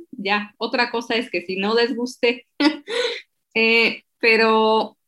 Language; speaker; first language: Spanish; non-native, fluent; Slovak